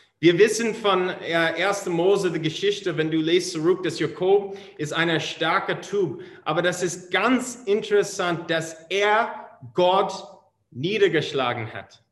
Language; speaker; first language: German; non-native, fluent; English